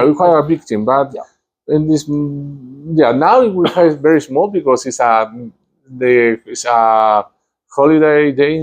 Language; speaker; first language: English; non-native, learner; Spanish